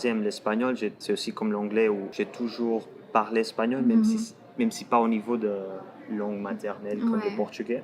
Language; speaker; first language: French; non-native, fluent; Portuguese